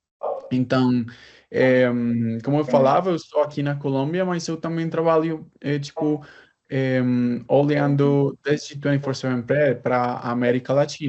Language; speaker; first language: Portuguese; non-native, fluent; Spanish